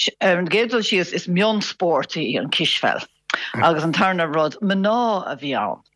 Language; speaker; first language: Irish; non-native, local second language; English